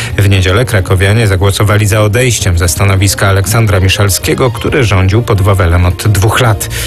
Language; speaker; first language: Polish; native; Polish